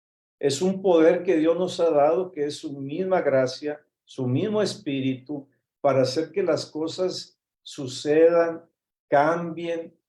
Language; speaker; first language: Spanish; native; Spanish